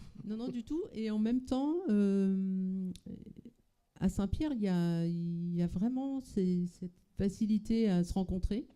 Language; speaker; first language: French; native; French